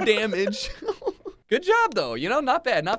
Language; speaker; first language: English; native; English